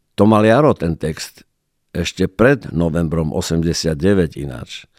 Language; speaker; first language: Slovak; native; Slovak